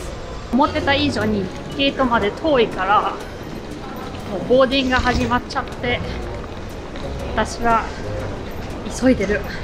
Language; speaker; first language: Japanese; non-native, fluent; German